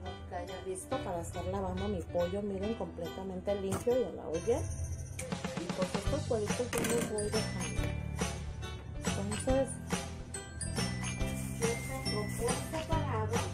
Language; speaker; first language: Spanish; native; Spanish